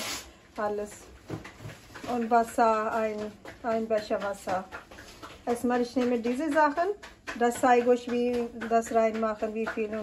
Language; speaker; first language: German; non-native, learner; Urdu